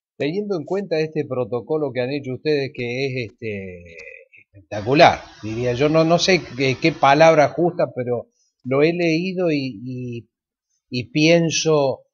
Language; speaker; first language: Spanish; native; Spanish